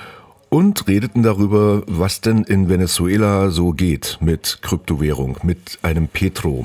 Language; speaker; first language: German; native; German